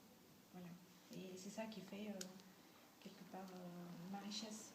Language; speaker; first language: French; non-native, fluent; Bulgarian